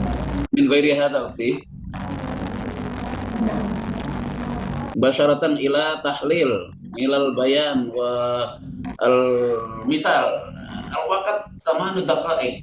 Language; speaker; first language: Arabic; non-native, fluent; Indonesian